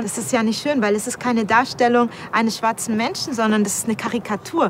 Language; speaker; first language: German; native; German